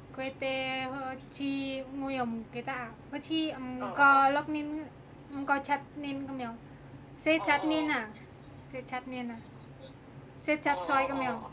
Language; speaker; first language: Cantonese; non-native, fluent; Javanese